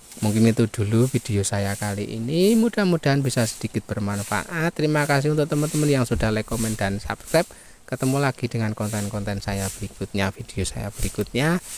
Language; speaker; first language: Indonesian; non-native, local second language; Javanese